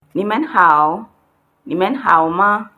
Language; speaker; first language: Chinese; non-native, fluent; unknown